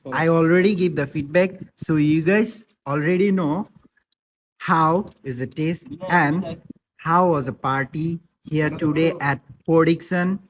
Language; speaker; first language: English; non-native, local second language; Bangla